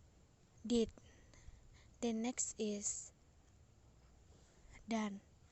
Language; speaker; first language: English; non-native, learner; Indonesian